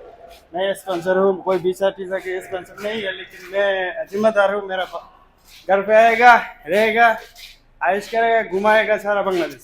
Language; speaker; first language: Hindi; non-native, learner; Bangla